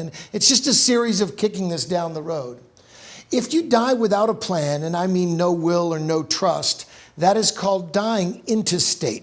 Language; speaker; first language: English; native; English